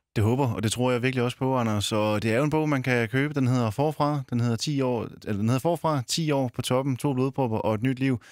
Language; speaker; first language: Danish; native; Danish